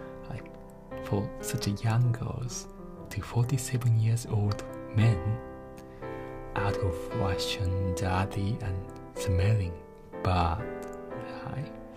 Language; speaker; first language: English; non-native, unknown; Japanese